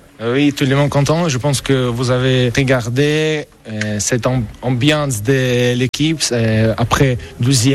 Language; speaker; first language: French; non-native, fluent; Spanish